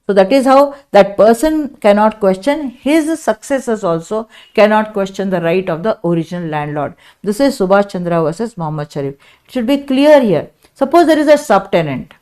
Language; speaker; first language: English; non-native, local second language; Kannada